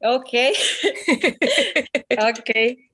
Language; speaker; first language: English; non-native, fluent; Japanese